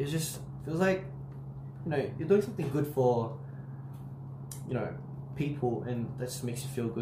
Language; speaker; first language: English; early bilingual, other home language; Korean